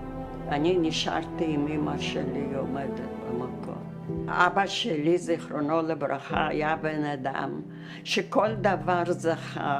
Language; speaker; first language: Hebrew; early bilingual, other home language; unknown